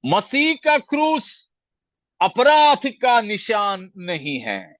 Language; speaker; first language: Hindi; non-native, local second language; Malayalam